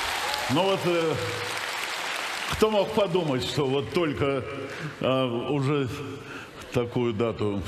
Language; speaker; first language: Russian; native; Russian